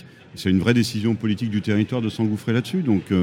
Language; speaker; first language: French; native; French